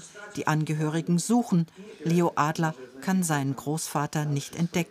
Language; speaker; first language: German; native; German